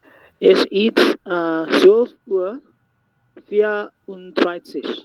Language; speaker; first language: German; non-native, learner; Bangla